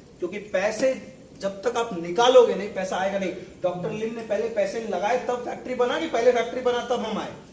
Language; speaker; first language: Hindi; native; Hindi